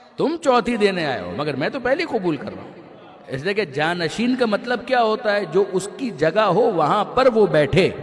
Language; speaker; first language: Urdu; non-native, local second language; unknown